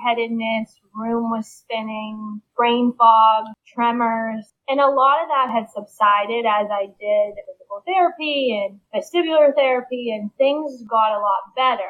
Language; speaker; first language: English; native; English